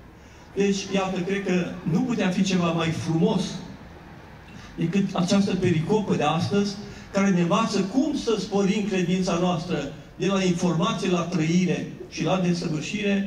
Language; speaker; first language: Romanian; native; Romanian